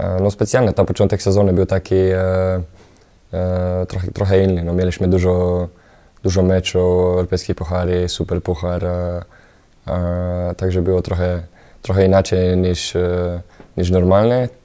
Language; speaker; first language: Polish; non-native, fluent; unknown